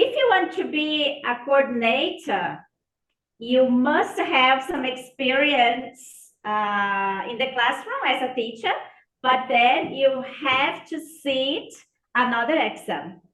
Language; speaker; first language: English; non-native, fluent; Portuguese